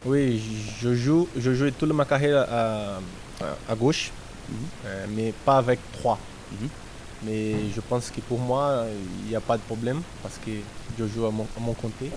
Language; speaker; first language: French; non-native, learner; Portuguese